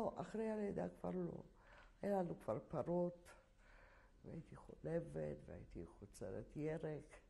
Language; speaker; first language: Hebrew; non-native, fluent; Polish